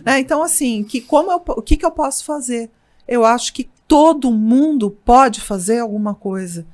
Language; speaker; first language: Portuguese; native; Portuguese